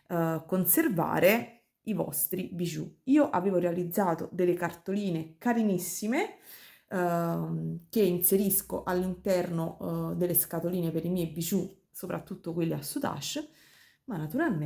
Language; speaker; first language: Italian; native; Italian